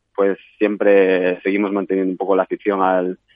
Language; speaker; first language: Spanish; native; Spanish